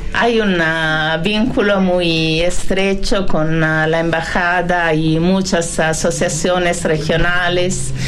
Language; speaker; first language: Spanish; non-native, fluent; Italian